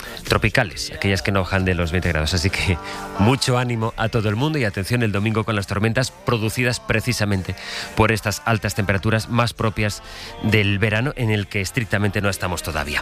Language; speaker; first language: Spanish; native; Spanish